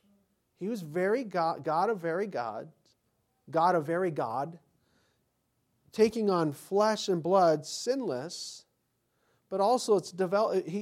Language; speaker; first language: English; native; English